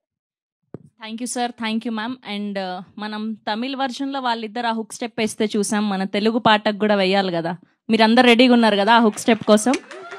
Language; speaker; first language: Telugu; native; Telugu